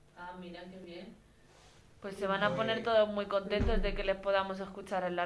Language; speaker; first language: Spanish; native; Spanish